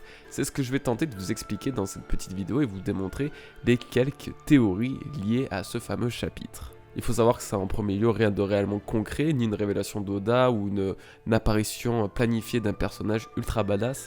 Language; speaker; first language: French; native; French